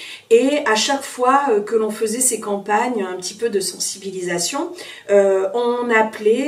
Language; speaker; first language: French; native; French